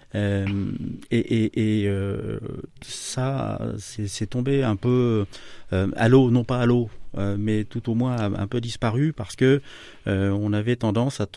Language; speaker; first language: French; native; French